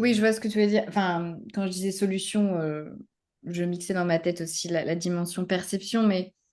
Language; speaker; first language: French; native; French